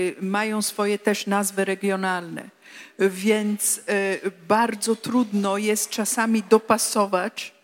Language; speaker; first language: Polish; non-native, fluent; Italian